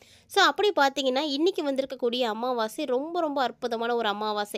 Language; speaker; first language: Tamil; native; Tamil